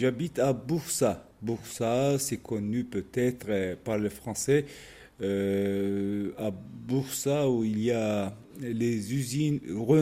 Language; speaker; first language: French; non-native, fluent; Turkish